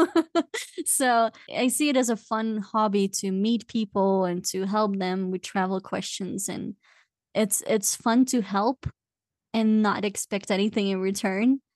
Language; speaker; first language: English; non-native, fluent; Dutch